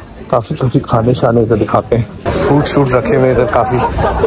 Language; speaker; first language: Hindi; early bilingual, other home language; Urdu